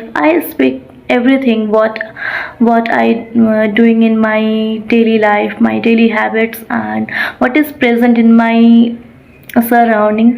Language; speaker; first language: English; non-native, learner; Odia